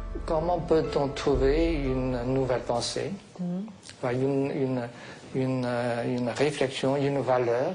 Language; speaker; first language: French; non-native, fluent; Chinese